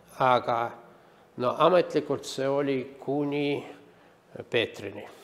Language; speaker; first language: Estonian; native; Estonian